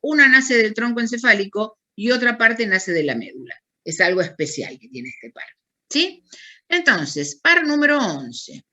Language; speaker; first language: Spanish; native; Spanish